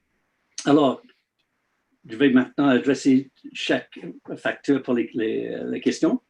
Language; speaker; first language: French; non-native, learner; English